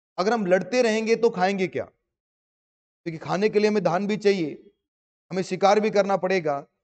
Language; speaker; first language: Hindi; native; Hindi